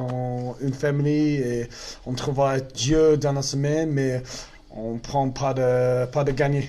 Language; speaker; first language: French; non-native, learner; English